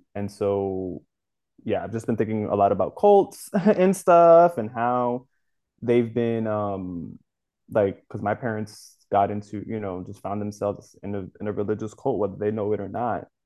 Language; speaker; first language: English; native; English